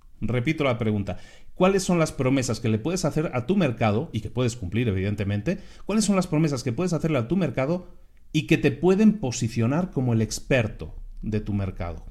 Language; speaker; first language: Spanish; native; Spanish